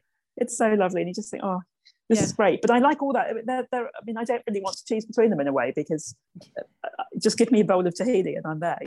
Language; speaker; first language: English; native; English